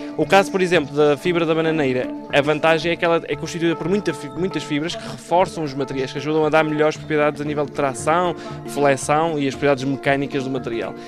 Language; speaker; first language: Portuguese; native; Portuguese